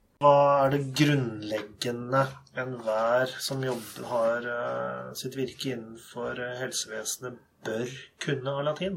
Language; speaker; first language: Norwegian; native; Norwegian